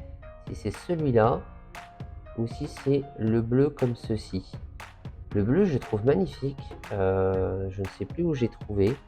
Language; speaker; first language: French; native; French